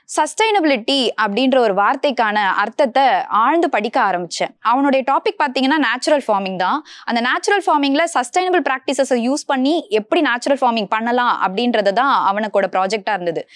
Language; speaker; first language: Tamil; native; Tamil